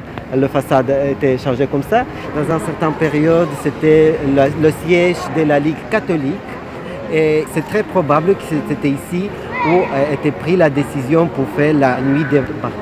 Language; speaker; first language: French; non-native, fluent; Russian